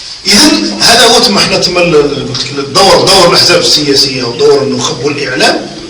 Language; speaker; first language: Arabic; native; Arabic